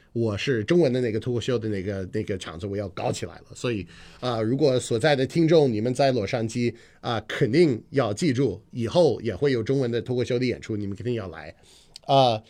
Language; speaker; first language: Chinese; non-native, fluent; English